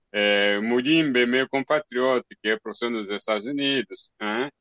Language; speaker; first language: Portuguese; non-native, fluent; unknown